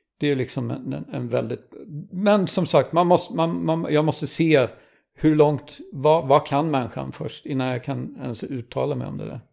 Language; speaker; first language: Swedish; native; Swedish